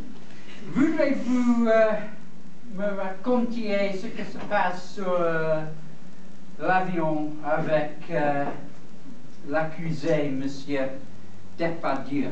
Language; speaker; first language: French; non-native, learner; English